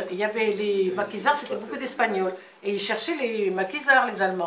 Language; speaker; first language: French; native; French